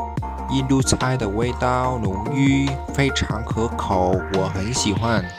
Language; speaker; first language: Chinese; non-native, fluent; Vietnamese